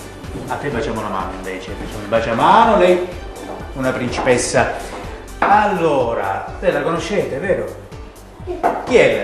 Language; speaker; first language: Italian; native; Italian